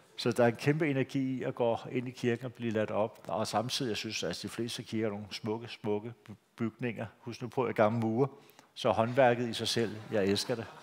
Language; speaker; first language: Danish; native; Danish